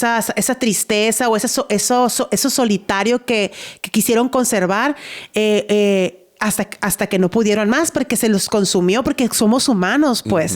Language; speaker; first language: Spanish; native; Spanish